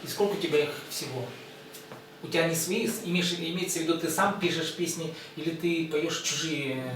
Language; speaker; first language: Russian; native; Russian